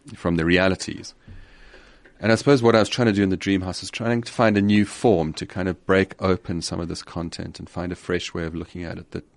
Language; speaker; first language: English; native; English